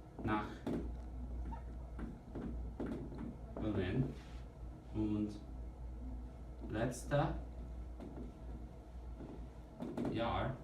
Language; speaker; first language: German; non-native, learner; English